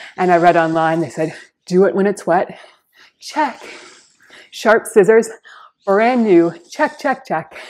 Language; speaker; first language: English; native; English